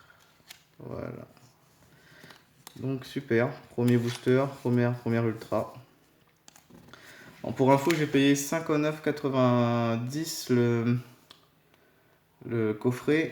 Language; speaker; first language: French; native; French